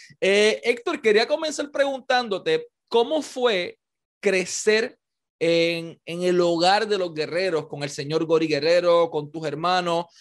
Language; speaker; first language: Spanish; native; Spanish